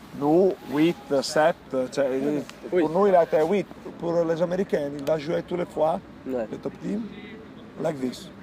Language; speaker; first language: French; non-native, learner; Italian